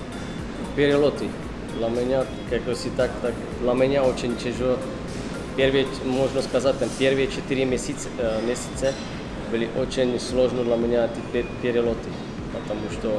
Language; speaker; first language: Russian; non-native, learner; Czech